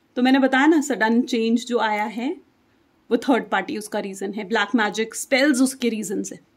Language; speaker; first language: Hindi; native; Hindi